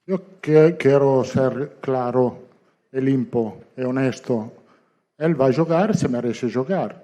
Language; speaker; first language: Portuguese; non-native, learner; Italian